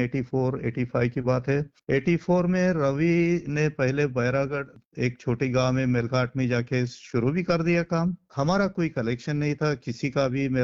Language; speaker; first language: Hindi; non-native, local second language; Marathi